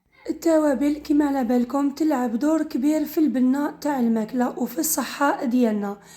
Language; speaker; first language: Arabic; native; Arabic